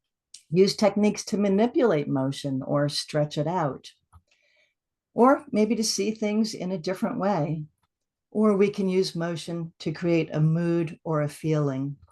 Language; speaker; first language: English; native; English